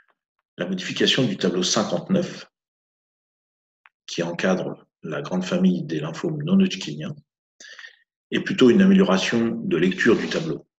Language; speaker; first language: French; native; French